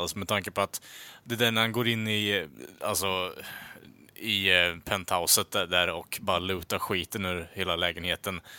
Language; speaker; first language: Swedish; native; Swedish